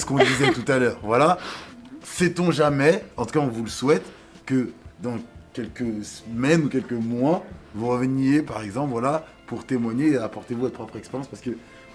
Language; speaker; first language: French; native; French